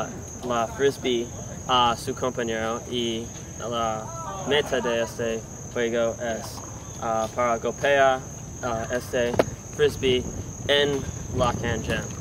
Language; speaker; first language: Spanish; non-native, learner; English